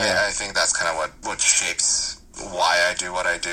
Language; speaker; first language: English; early bilingual, other home language; Korean